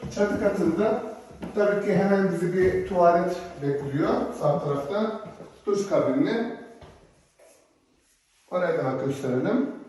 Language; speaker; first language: Turkish; native; Turkish